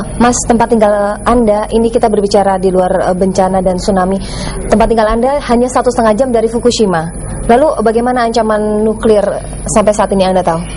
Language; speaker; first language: Indonesian; native; Indonesian